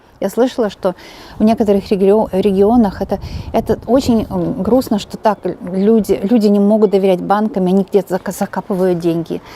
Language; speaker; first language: Russian; native; Russian